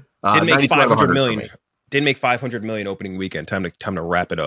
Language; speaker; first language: English; native; English